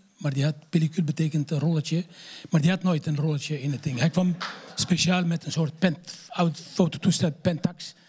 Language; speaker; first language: Dutch; non-native, fluent; Arabic